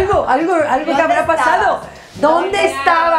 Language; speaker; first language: Spanish; native; Spanish